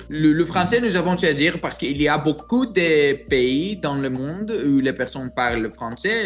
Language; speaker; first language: French; non-native, learner; Greek